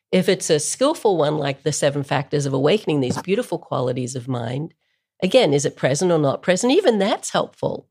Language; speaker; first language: English; native; English